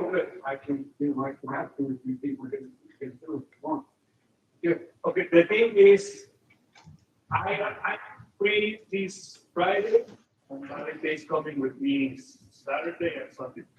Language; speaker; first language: English; non-native, learner; Spanish